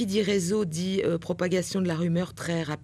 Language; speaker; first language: French; native; French